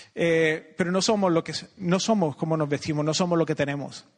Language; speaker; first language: Spanish; native; Spanish